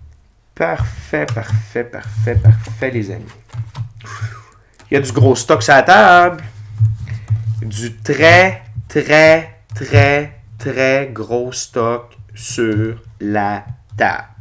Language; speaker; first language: French; native; French